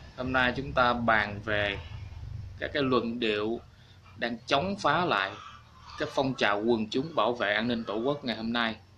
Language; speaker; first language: Vietnamese; native; Vietnamese